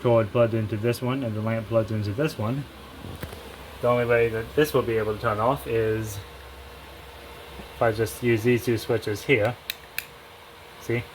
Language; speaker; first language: English; native; English